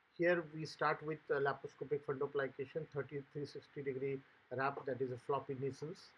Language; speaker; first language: English; non-native, local second language; Marathi